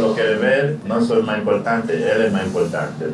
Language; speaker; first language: Spanish; native; Spanish